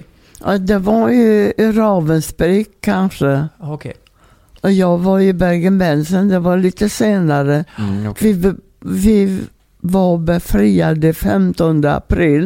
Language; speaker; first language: Swedish; non-native, fluent; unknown